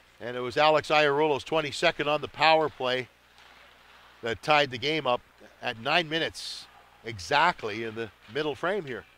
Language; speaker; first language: English; native; English